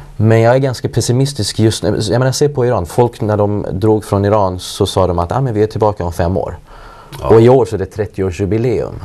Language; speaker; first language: Swedish; early bilingual, other home language; Persian